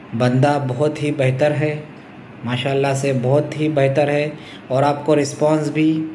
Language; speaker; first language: Hindi; non-native, local second language; Urdu